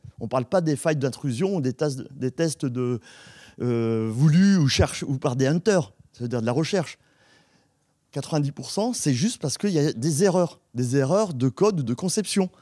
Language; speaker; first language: French; native; French